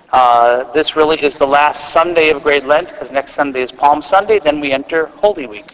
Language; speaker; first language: English; native; English